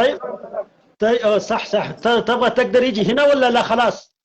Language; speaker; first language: Arabic; non-native, learner; Pashto